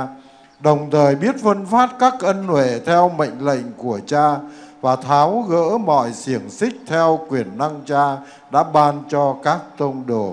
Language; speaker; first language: Vietnamese; native; Vietnamese